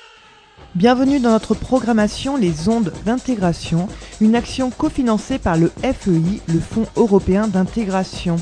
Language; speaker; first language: French; native; French